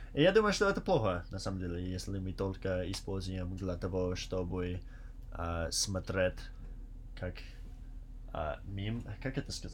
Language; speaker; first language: Russian; non-native, learner; English